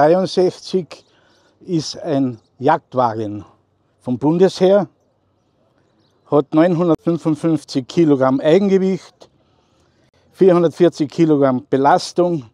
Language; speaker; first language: German; native; German